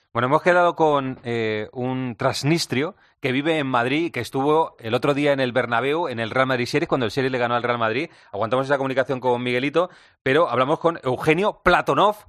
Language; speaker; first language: Spanish; native; Spanish